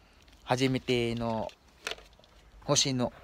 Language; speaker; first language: Japanese; non-native, learner; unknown